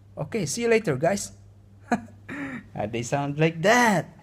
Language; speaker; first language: English; non-native, local second language; Filipino